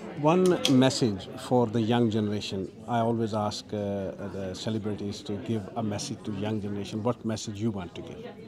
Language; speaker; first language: English; non-native, local second language; Urdu